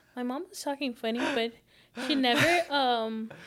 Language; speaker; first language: English; non-native, fluent; Portuguese